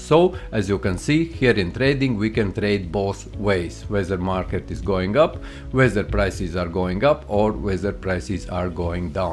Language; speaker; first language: English; non-native, fluent; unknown